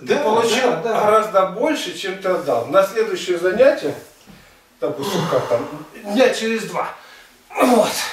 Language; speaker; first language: Russian; native; Russian